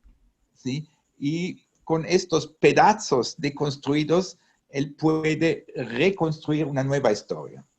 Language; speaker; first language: Spanish; non-native, fluent; Italian